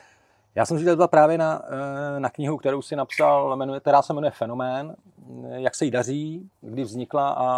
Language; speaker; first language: Czech; native; Czech